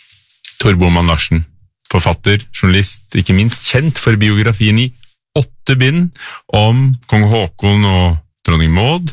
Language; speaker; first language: Norwegian; native; Norwegian